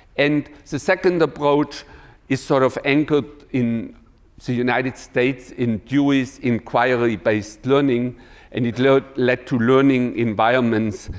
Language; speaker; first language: English; non-native, fluent; German